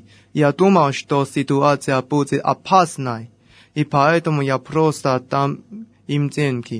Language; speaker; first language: Russian; non-native, fluent; Chinese